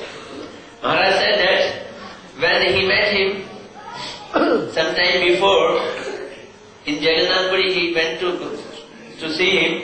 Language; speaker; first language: English; non-native, local second language; Hindi